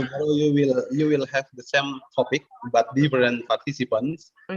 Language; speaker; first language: English; non-native, fluent; Indonesian